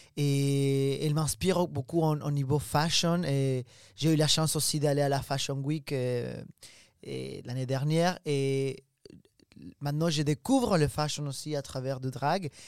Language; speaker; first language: French; non-native, fluent; Spanish